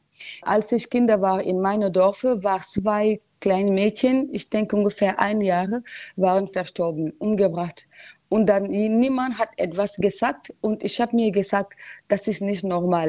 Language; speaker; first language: German; non-native, learner; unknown